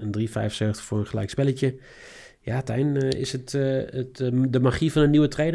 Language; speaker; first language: Dutch; native; Dutch